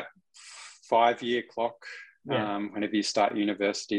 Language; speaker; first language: English; native; English